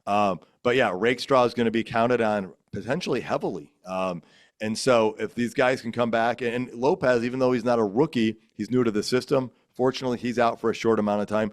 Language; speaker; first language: English; native; English